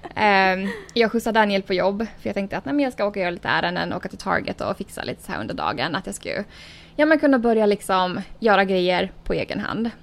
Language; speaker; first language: Swedish; native; Swedish